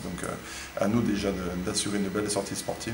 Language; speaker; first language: French; native; French